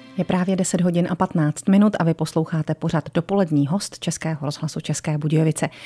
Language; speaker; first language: Czech; native; Czech